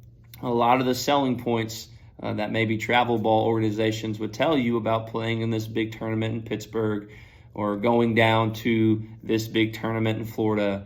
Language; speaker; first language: English; native; English